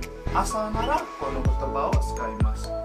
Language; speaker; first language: Japanese; non-native, learner; Indonesian